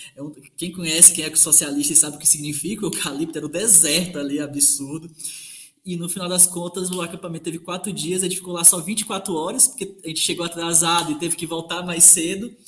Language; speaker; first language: Portuguese; native; Portuguese